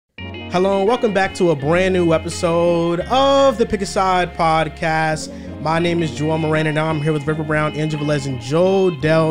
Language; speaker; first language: English; native; English